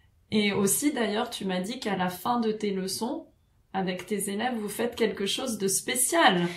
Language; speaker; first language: French; native; French